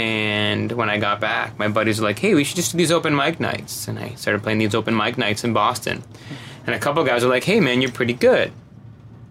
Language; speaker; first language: English; native; English